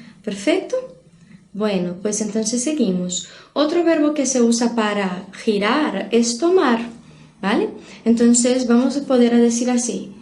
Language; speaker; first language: Spanish; non-native, fluent; Portuguese